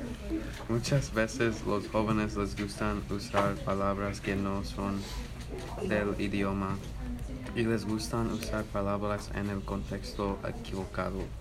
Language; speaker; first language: Spanish; non-native, learner; English